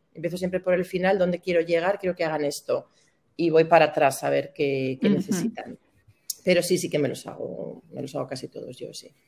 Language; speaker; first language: Spanish; native; Spanish